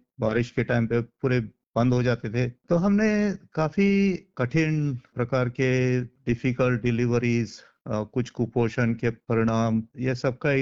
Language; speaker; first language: Hindi; non-native, local second language; Marathi